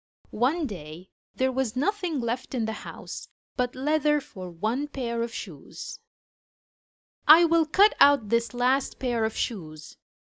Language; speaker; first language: English; non-native, fluent; Arabic